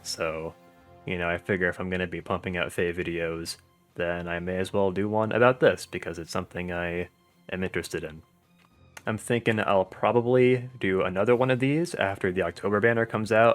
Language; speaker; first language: English; native; English